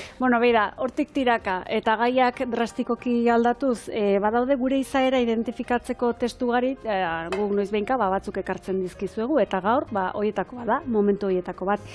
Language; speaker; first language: Basque; native; Basque